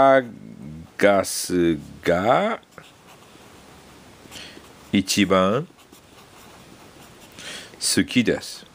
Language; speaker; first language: Japanese; non-native, learner; English